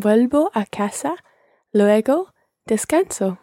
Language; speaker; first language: Spanish; non-native, learner; English